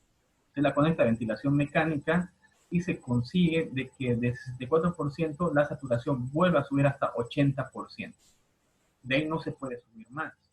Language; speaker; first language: Spanish; native; Spanish